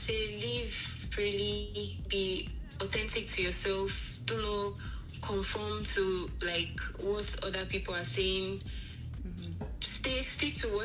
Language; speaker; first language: English; non-native, local second language; Yoruba